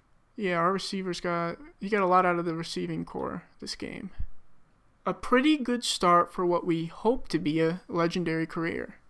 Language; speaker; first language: English; native; English